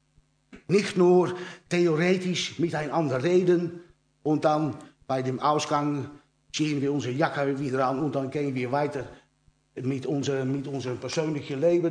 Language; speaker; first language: German; non-native, learner; Dutch